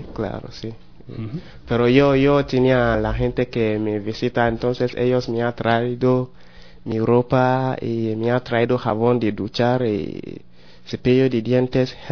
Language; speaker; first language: Spanish; non-native, learner; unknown